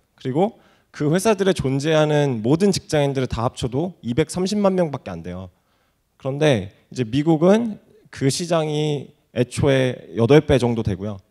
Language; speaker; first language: Korean; native; Korean